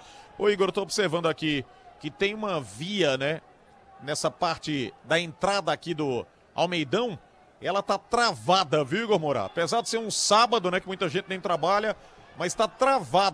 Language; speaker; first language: Portuguese; native; Portuguese